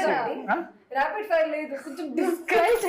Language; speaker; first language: Telugu; non-native, local second language; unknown